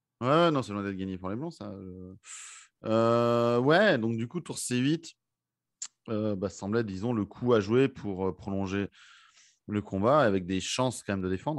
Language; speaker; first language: French; native; French